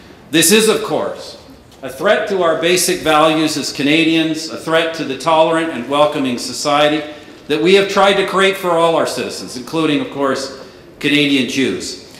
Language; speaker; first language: English; native; English